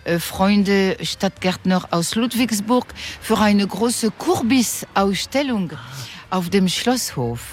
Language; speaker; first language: German; non-native, fluent; French